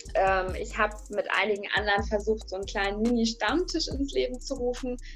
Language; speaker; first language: German; native; German